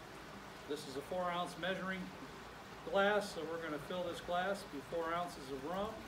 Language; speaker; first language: English; native; English